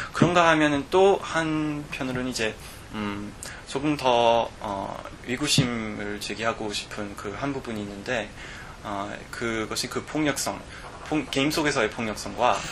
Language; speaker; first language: Korean; non-native, fluent; English